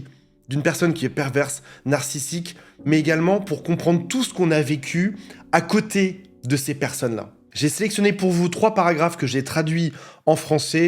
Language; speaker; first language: French; native; French